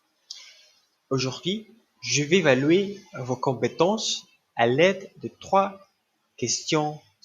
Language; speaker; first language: French; non-native, learner; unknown